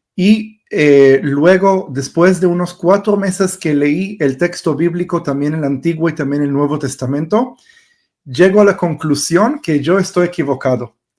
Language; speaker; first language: Spanish; early bilingual, heritage; Spanish